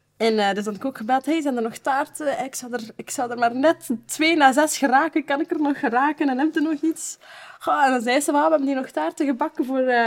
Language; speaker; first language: Dutch; early bilingual, other home language; Arabic